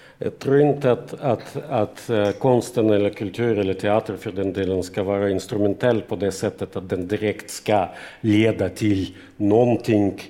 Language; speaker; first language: Swedish; non-native, fluent; Russian